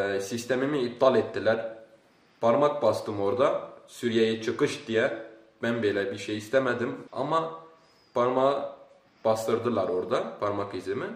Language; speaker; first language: Turkish; early bilingual, other home language; Arabic